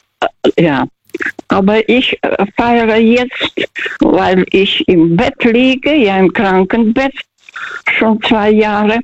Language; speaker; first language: German; non-native, fluent; Russian